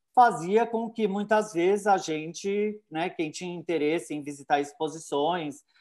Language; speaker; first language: Portuguese; native; Portuguese